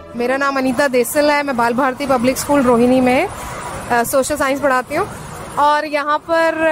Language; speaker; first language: Hindi; native; Hindi